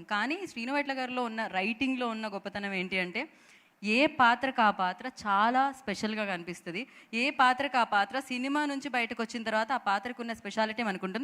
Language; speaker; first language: Telugu; native; Telugu